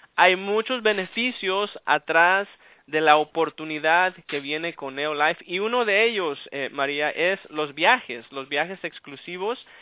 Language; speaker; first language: Spanish; early bilingual, heritage; Spanish